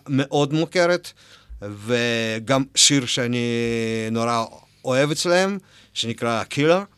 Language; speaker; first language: Hebrew; non-native, fluent; Russian